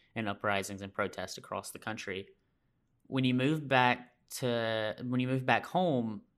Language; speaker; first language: English; native; English